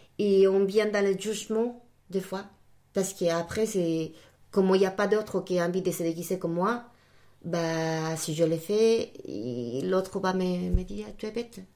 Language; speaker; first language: French; non-native, fluent; Spanish